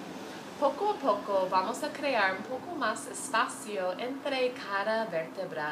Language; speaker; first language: Spanish; non-native, fluent; English